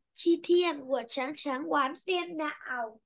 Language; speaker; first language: Chinese; non-native, learner; Vietnamese